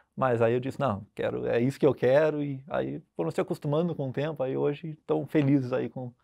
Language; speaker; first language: Portuguese; native; Portuguese